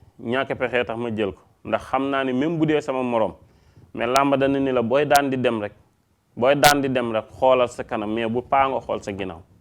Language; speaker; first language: Wolof; native; Wolof